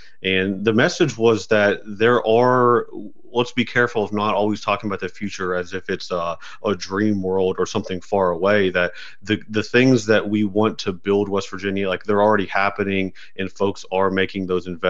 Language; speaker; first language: English; native; English